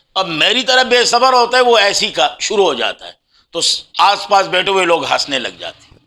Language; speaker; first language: Urdu; non-native, local second language; Pashto